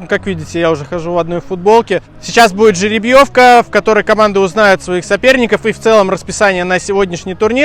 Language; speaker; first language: Russian; native; Russian